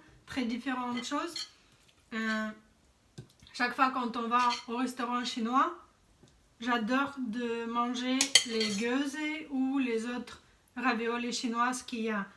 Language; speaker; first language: French; non-native, fluent; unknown